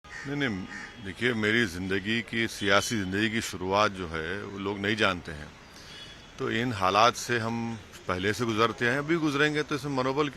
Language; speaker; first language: Hindi; native; Hindi